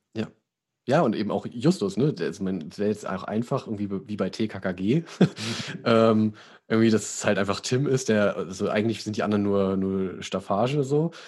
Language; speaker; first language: German; native; German